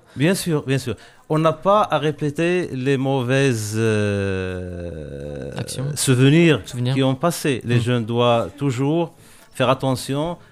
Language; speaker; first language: French; non-native, local second language; Arabic